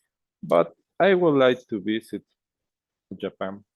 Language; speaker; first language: English; non-native, learner; Spanish